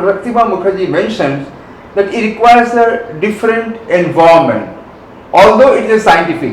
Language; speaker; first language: English; non-native, local second language; Bangla